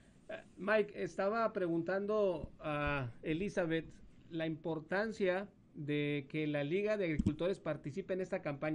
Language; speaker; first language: Spanish; native; Spanish